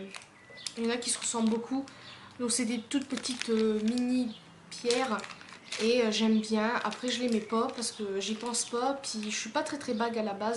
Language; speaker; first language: French; native; French